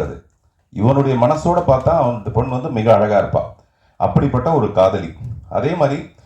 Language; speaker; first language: Tamil; native; Tamil